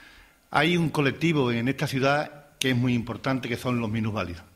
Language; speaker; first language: Spanish; native; Spanish